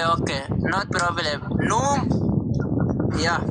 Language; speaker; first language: English; non-native, learner; Oromo